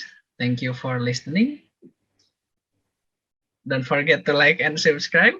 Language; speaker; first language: English; non-native, learner; Indonesian